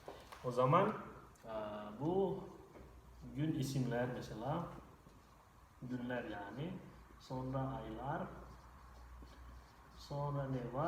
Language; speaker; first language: Turkish; non-native, fluent; Indonesian